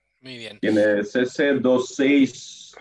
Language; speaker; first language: Spanish; non-native, learner; Russian